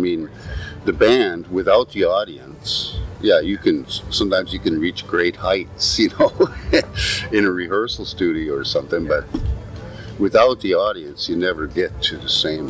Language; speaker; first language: English; native; English